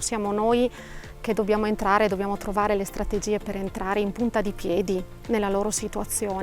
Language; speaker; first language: Italian; native; Italian